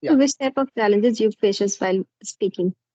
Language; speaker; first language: English; non-native, learner; Hindi